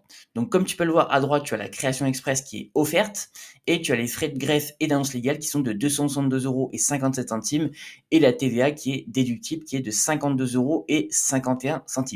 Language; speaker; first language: French; native; French